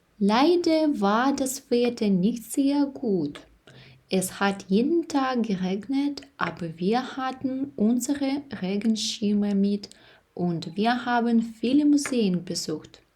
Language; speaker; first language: German; non-native, fluent; Ukrainian